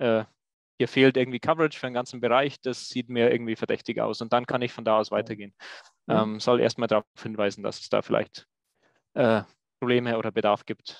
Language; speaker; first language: German; native; German